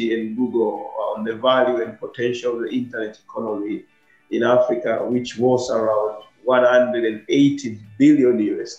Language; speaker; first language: English; non-native, local second language; Swahili